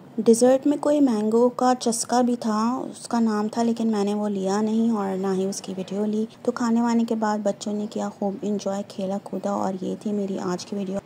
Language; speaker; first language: Hindi; native; Hindi